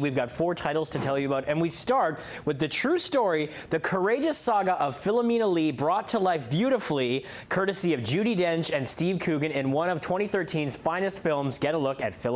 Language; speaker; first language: English; native; English